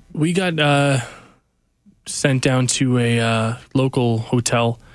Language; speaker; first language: English; native; English